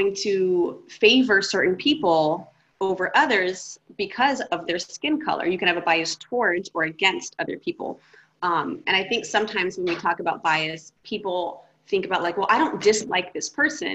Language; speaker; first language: English; native; English